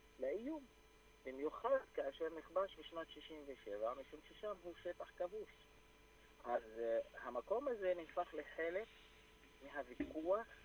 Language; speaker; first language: Hebrew; non-native, local second language; Arabic